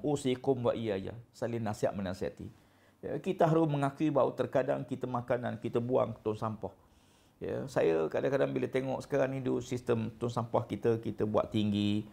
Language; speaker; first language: Malay; native; Malay